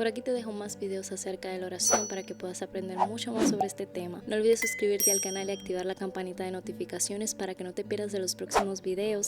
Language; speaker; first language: Spanish; native; Spanish